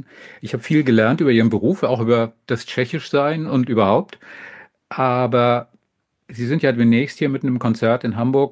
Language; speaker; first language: German; native; German